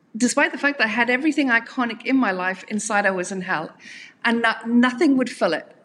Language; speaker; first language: English; native; English